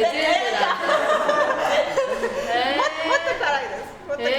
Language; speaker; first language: Japanese; non-native, learner; Persian